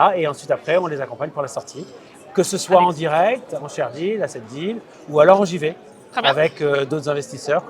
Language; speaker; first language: French; native; French